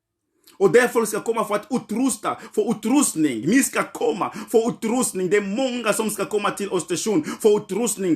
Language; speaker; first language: Swedish; non-native, fluent; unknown